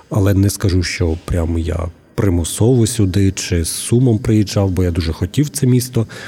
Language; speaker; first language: Ukrainian; native; Ukrainian